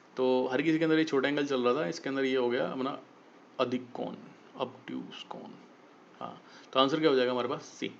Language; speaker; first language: Hindi; native; Hindi